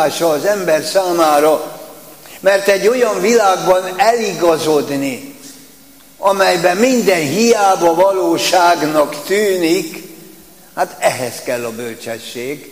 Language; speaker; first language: Hungarian; native; Hungarian